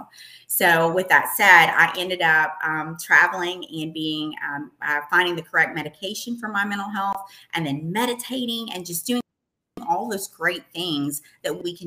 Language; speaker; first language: English; native; English